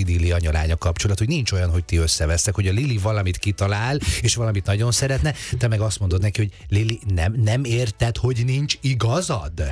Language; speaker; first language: Hungarian; native; Hungarian